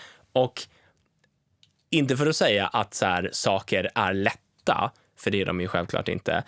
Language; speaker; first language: Swedish; native; Swedish